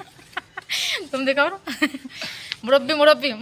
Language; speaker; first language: Hindi; non-native, learner; Bangla